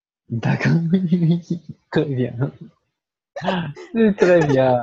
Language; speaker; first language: French; non-native, learner; Portuguese